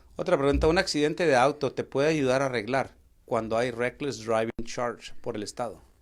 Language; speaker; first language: Spanish; native; Spanish